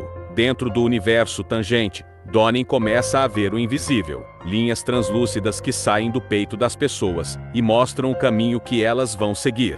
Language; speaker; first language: Portuguese; native; Portuguese